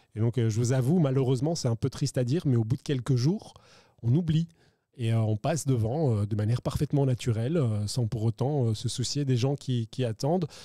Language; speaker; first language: French; native; French